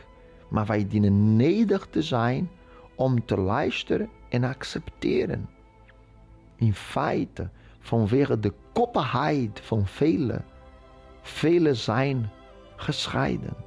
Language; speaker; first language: Dutch; non-native, fluent; Portuguese